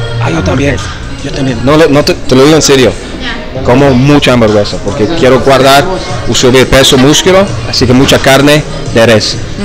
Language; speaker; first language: Spanish; non-native, learner; English